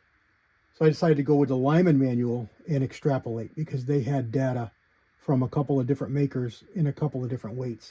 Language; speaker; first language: English; native; English